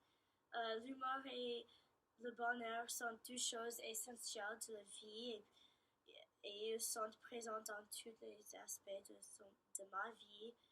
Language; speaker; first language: French; non-native, learner; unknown